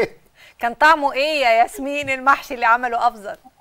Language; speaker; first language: Arabic; native; Arabic